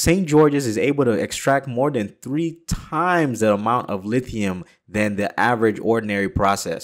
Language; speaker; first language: English; native; English